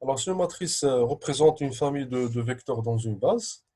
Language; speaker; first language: French; non-native, local second language; Arabic